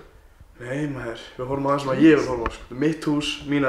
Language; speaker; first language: Icelandic; native; Icelandic